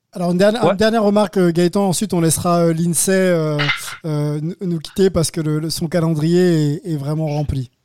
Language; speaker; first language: French; native; French